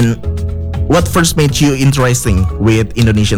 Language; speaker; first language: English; non-native, fluent; Indonesian